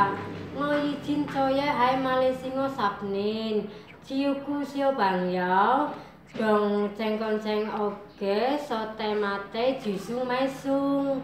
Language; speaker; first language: Cantonese; non-native, learner; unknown